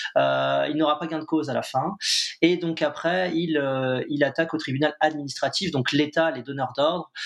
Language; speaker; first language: French; native; French